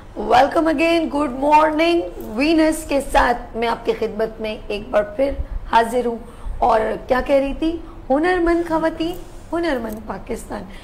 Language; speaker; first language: Urdu; native; Urdu